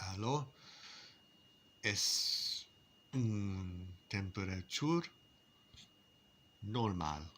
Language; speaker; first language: French; non-native, learner; English